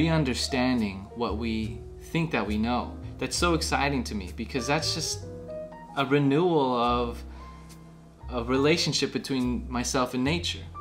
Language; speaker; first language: English; native; English